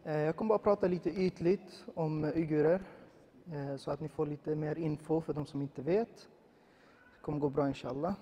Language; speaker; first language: Swedish; early bilingual, other home language; Uyghur